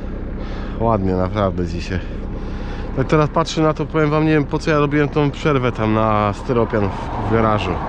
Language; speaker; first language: Polish; native; Polish